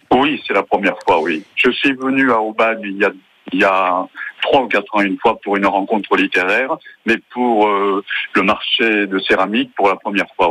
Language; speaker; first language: French; non-native, fluent; Japanese